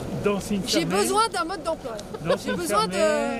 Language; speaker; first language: French; native; French